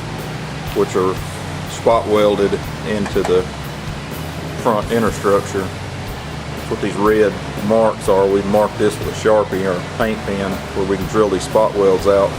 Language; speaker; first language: English; native; English